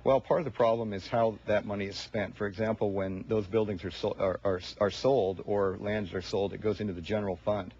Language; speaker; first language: English; native; English